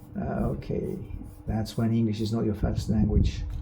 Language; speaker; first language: English; non-native, fluent; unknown